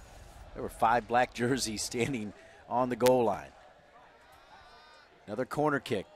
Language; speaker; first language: English; native; English